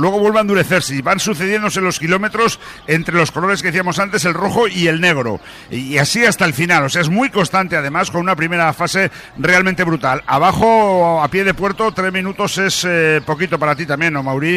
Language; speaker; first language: Spanish; native; Spanish